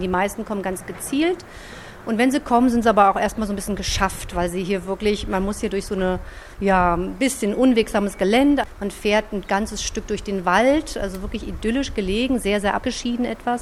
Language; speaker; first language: German; native; German